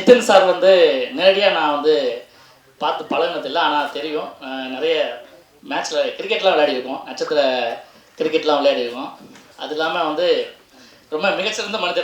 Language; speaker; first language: Tamil; native; Tamil